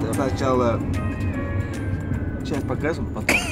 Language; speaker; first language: Russian; non-native, local second language; Kazakh